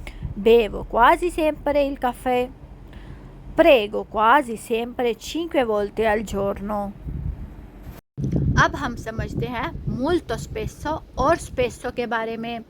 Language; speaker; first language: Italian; non-native, fluent; Urdu